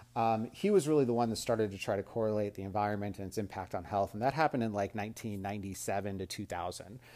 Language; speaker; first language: English; native; English